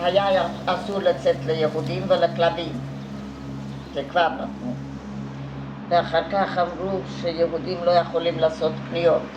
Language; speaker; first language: Hebrew; non-native, fluent; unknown